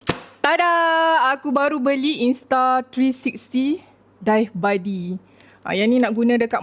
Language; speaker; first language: Malay; native; Malay